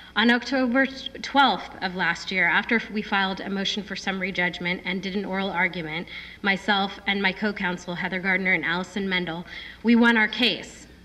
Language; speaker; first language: English; native; English